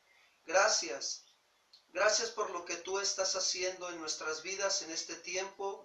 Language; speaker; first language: Spanish; native; Spanish